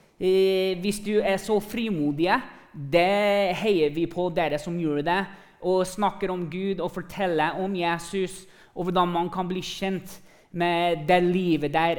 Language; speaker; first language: Norwegian; early bilingual, other home language; English